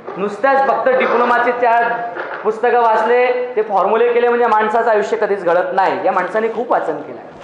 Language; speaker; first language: Marathi; non-native, local second language; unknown